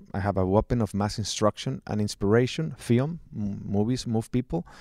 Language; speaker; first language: English; non-native, fluent; Spanish